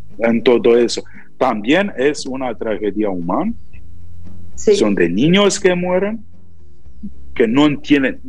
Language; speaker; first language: Spanish; non-native, fluent; Romanian